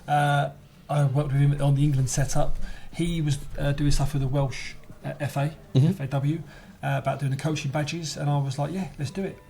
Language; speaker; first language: English; native; English